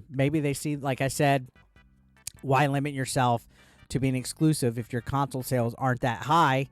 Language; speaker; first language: English; native; English